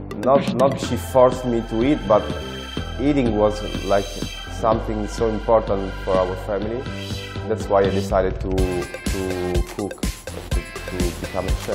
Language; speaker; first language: English; non-native, fluent; Italian